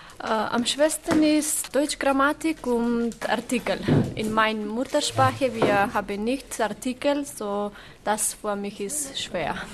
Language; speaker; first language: German; non-native, learner; Macedonian